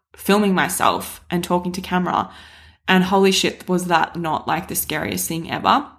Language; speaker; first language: English; native; English